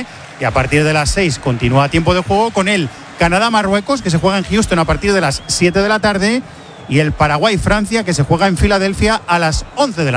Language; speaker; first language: Spanish; native; Spanish